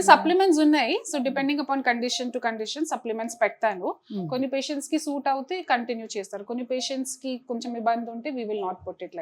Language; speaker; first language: Telugu; non-native, learner; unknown